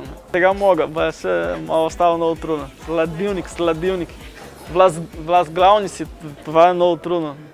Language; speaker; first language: Bulgarian; non-native, learner; Portuguese